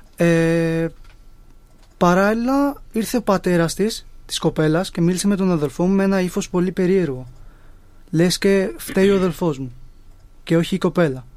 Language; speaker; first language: Greek; early bilingual, other home language; Punjabi